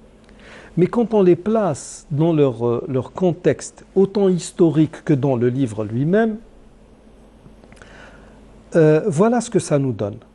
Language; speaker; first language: French; non-native, local second language; Arabic